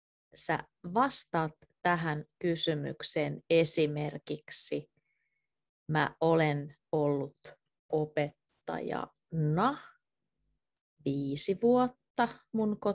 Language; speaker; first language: Finnish; native; Finnish